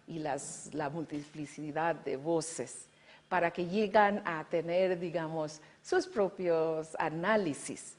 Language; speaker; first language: Spanish; non-native, fluent; Bangla